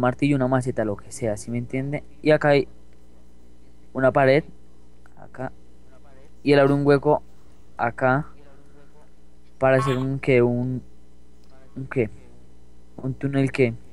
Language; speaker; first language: Spanish; native; Spanish